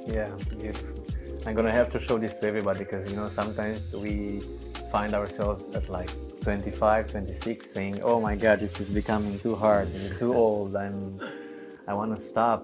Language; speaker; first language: English; non-native, fluent; Romanian